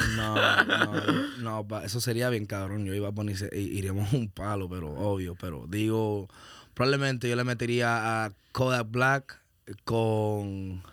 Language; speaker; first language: Spanish; early bilingual, heritage; Spanish